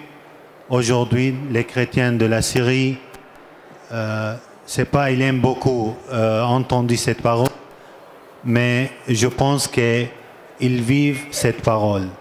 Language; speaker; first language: French; non-native, learner; Armenian